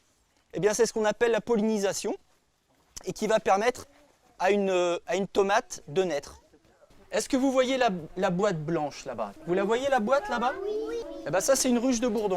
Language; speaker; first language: French; native; French